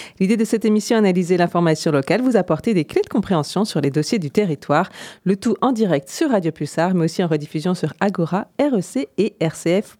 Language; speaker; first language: French; native; French